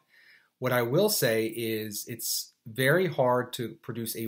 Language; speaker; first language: English; native; English